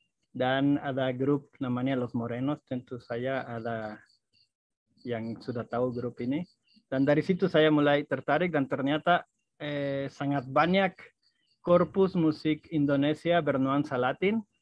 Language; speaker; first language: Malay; non-native, fluent; Spanish